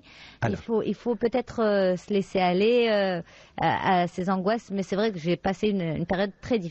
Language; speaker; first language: French; non-native, local second language; Arabic